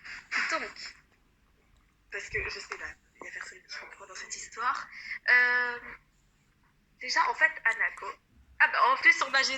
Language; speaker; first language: French; native; French